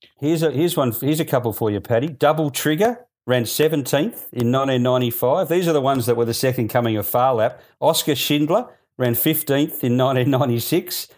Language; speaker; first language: English; native; English